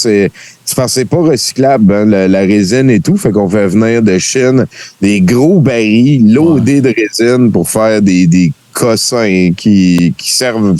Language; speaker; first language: French; native; French